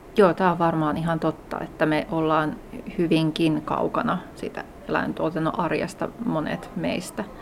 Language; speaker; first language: Finnish; native; Finnish